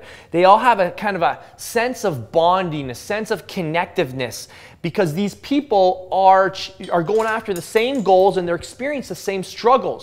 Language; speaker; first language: English; native; English